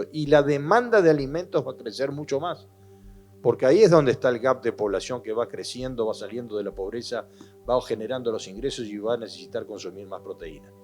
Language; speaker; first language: Spanish; native; Spanish